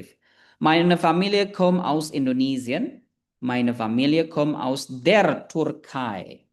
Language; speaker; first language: German; non-native, fluent; Indonesian